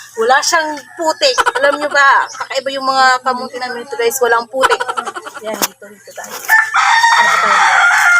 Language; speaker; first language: Filipino; non-native, local second language; Waray